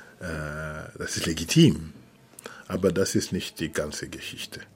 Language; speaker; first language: German; non-native, fluent; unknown